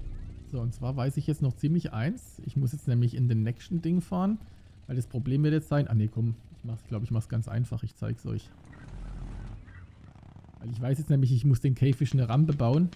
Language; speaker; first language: German; native; German